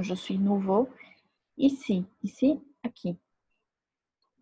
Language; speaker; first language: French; non-native, fluent; Portuguese